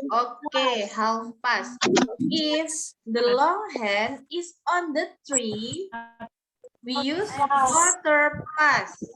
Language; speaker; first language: English; non-native, learner; Indonesian